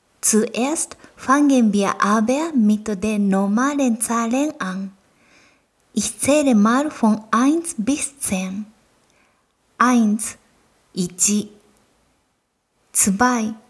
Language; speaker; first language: German; non-native, fluent; Japanese